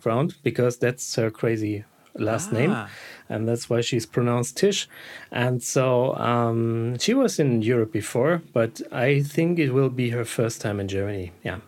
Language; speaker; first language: English; non-native, fluent; German